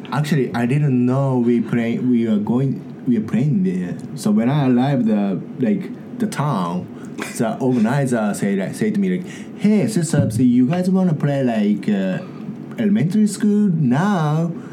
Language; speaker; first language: English; non-native, learner; Japanese